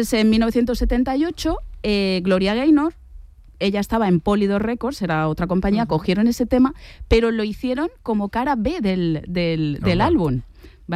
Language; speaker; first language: Spanish; native; Spanish